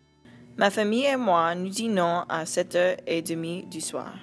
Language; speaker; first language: French; non-native, learner; English